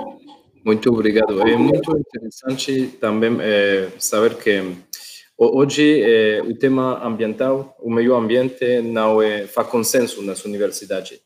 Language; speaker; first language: Portuguese; non-native, learner; Spanish